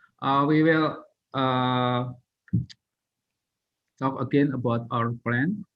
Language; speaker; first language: English; non-native, learner; Indonesian